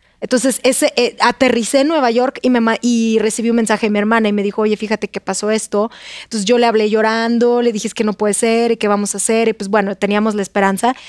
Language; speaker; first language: Spanish; non-native, fluent; Russian